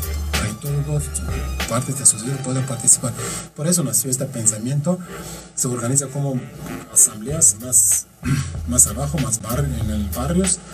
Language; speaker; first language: Spanish; non-native, learner; Kurdish